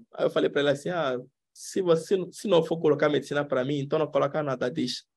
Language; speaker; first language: Portuguese; non-native, fluent; French